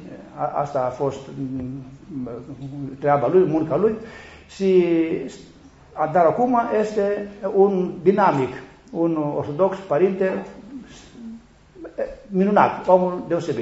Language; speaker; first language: Romanian; non-native, learner; Greek